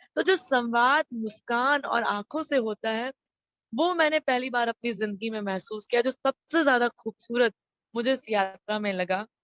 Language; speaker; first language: Hindi; native; Hindi